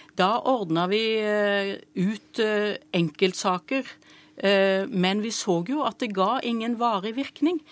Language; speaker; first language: Norwegian; native; Norwegian